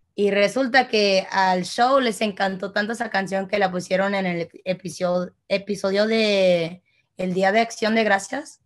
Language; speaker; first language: Spanish; early bilingual, heritage; Spanish